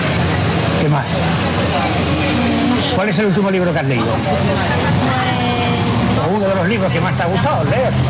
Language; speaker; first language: Spanish; native; Spanish